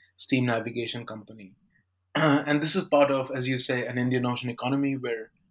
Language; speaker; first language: English; non-native, local second language; Bangla